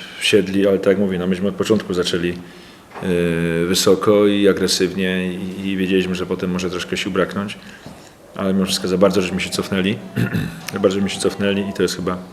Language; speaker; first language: Polish; native; Polish